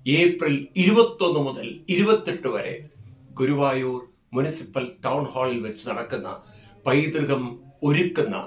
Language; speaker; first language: Malayalam; native; Malayalam